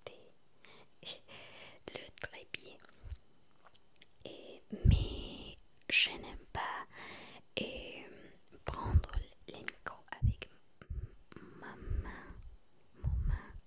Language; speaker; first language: French; non-native, learner; Spanish